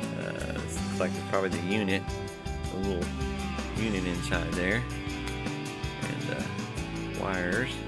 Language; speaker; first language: English; native; English